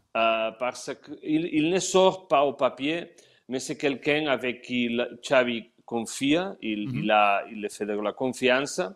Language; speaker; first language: French; non-native, learner; Spanish